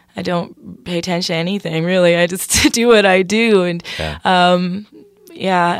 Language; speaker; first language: English; native; English